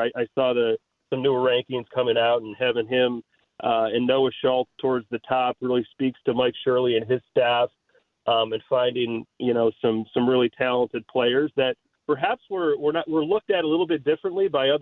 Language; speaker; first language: English; native; English